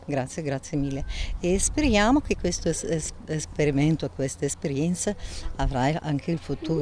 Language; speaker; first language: Italian; non-native, learner; Russian